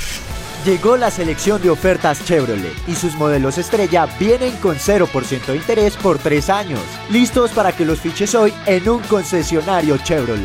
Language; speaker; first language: Spanish; native; Spanish